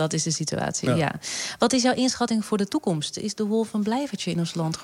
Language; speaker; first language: Dutch; native; Dutch